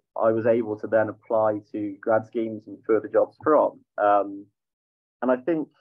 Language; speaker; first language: English; native; English